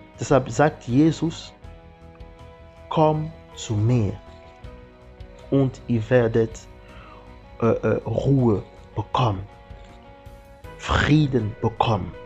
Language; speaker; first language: German; non-native, learner; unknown